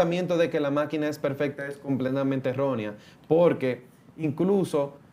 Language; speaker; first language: Spanish; native; Spanish